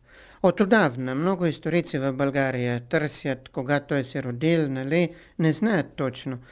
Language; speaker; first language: Bulgarian; non-native, fluent; Italian